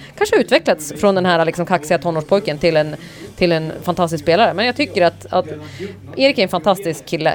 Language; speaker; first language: Swedish; native; Swedish